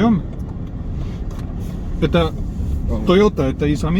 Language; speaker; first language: Russian; non-native, fluent; Estonian